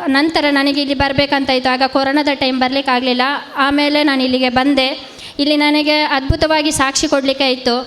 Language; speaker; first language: Kannada; non-native, local second language; Konkani